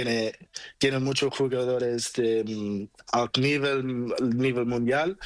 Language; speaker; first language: Spanish; non-native, learner; Portuguese